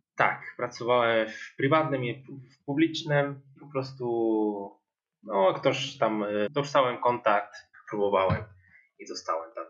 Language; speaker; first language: Polish; non-native, fluent; Spanish